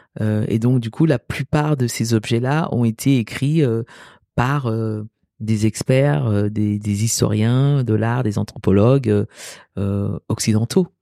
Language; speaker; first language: French; early bilingual, other home language; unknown